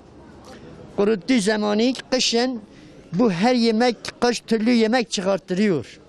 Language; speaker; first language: Turkish; non-native, local second language; Kurdish